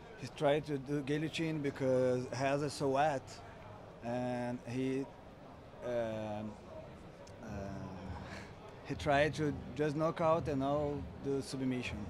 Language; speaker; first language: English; non-native, learner; Portuguese